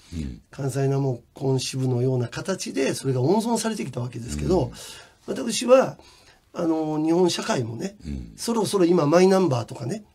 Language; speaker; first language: Japanese; native; Japanese